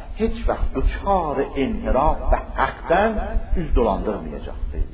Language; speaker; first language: Persian; non-native, local second language; Azerbaijani